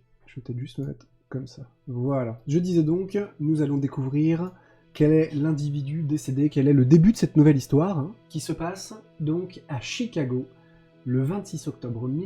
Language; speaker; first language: French; native; French